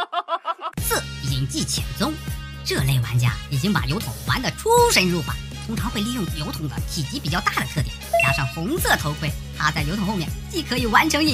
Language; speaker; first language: Chinese; native; Chinese